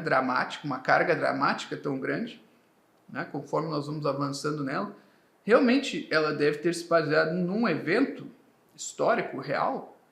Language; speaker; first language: Portuguese; native; Portuguese